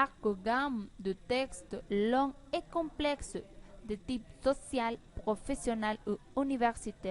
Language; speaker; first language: French; non-native, learner; Spanish